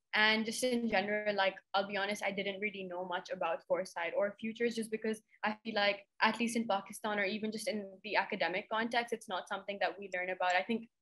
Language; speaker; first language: English; non-native, local second language; Urdu